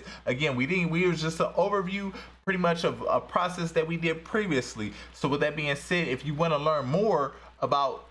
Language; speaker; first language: English; native; English